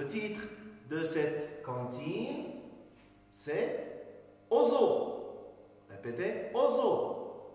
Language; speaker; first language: French; non-native, local second language; Arabic